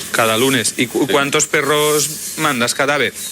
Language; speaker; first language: Spanish; native; Spanish